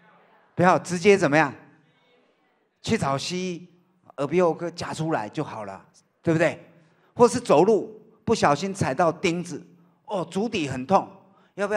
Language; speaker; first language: Chinese; native; Chinese